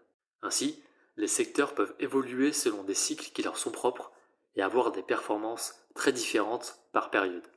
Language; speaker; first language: French; native; French